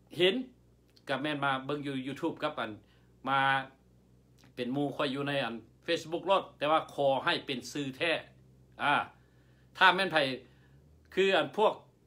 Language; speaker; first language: Lao; non-native, local second language; Hmong